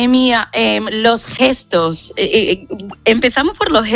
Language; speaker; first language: Spanish; non-native, fluent; English